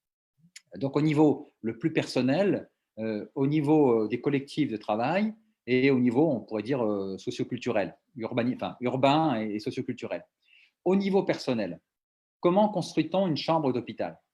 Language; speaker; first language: French; native; French